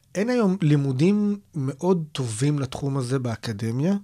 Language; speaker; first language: Hebrew; native; Hebrew